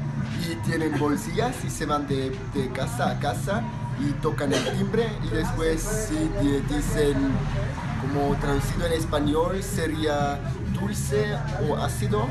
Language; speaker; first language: Spanish; non-native, learner; German